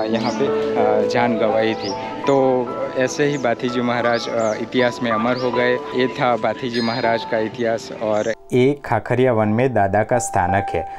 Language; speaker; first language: Hindi; non-native, local second language; Gujarati